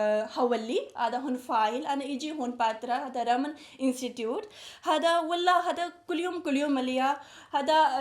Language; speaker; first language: Arabic; non-native, learner; Punjabi